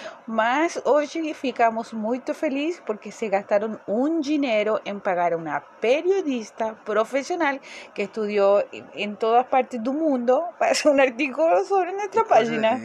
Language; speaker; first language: Portuguese; non-native, learner; Spanish